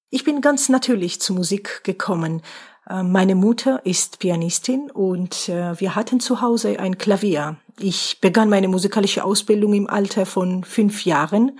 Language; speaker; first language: German; non-native, fluent; Georgian